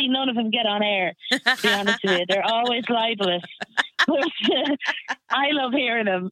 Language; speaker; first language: English; native; English